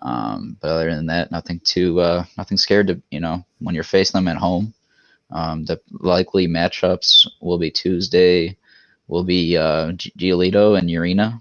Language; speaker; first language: English; native; English